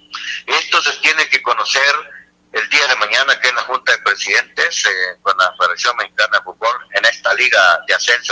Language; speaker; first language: Spanish; native; Spanish